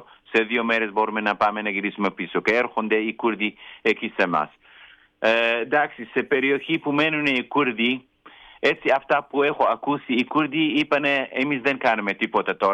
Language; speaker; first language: Greek; non-native, learner; Kurdish